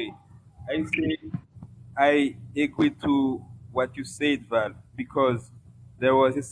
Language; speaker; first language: English; non-native, local second language; Haitian Creole